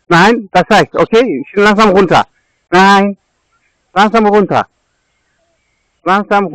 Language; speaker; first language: German; non-native, learner; Turkish